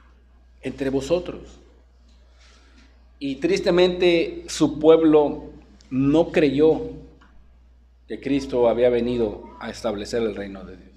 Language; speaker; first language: Spanish; native; Spanish